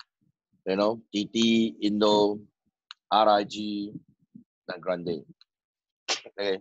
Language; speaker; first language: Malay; non-native, local second language; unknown